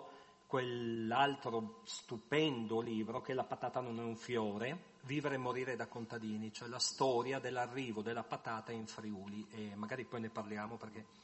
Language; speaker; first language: Italian; native; Italian